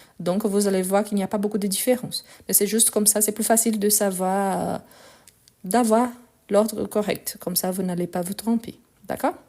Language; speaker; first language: French; non-native, fluent; Portuguese